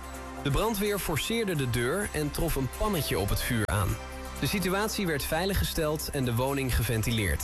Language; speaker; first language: Dutch; native; Dutch